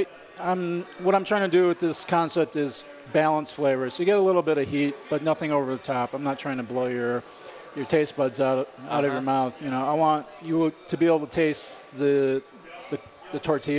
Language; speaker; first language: English; native; English